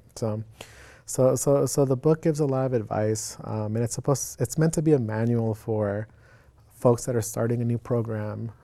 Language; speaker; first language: English; native; English